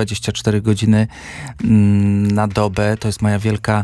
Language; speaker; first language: Polish; native; Polish